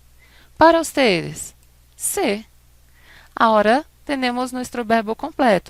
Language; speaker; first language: Spanish; non-native, fluent; Portuguese